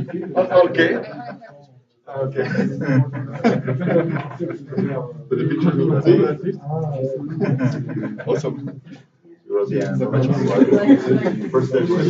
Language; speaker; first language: English; non-native, fluent; Spanish